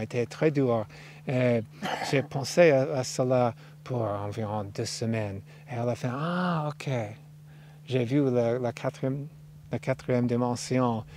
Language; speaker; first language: French; non-native, fluent; English